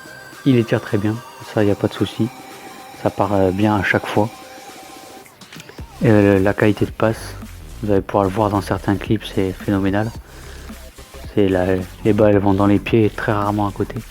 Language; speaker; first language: French; native; French